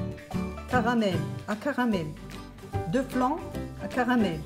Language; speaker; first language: French; non-native, local second language; Arabic